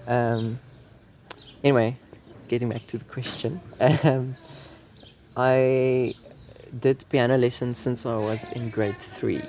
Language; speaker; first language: English; non-native, local second language; Afrikaans